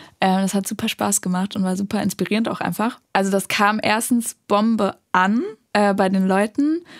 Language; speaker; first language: German; native; German